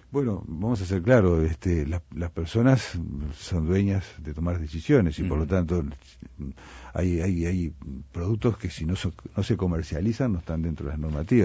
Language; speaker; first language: Spanish; native; Spanish